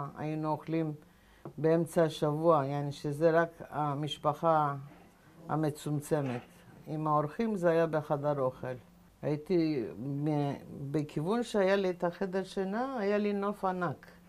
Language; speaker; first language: Hebrew; non-native, fluent; Ladino